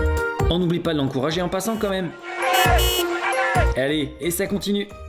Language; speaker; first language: French; native; French